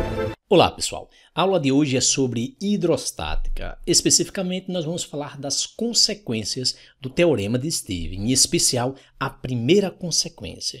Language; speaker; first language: Portuguese; native; Portuguese